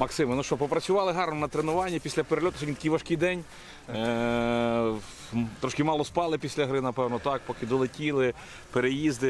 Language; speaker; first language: Ukrainian; native; Ukrainian